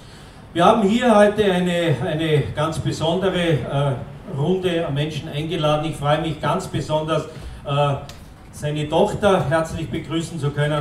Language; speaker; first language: German; native; German